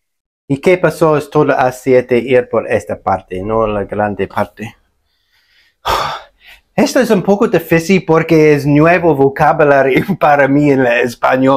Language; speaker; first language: Spanish; non-native, learner; English